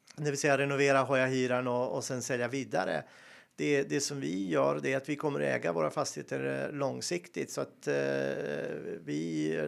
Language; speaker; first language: Swedish; non-native, fluent; Serbian